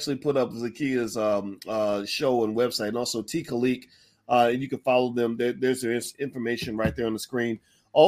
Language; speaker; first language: English; native; English